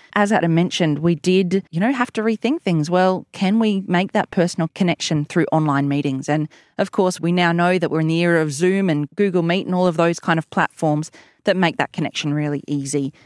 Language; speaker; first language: English; native; English